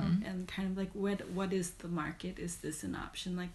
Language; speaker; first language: English; native; English